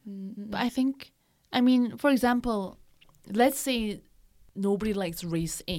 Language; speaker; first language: English; native; English